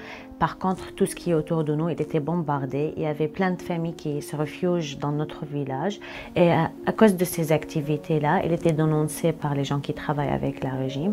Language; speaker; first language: French; non-native, fluent; Arabic